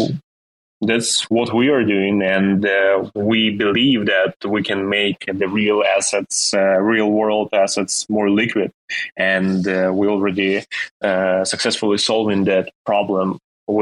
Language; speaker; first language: English; non-native, fluent; Ukrainian